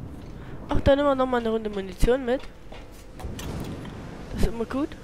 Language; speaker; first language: German; native; German